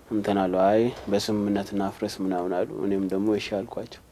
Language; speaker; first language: Amharic; non-native, local second language; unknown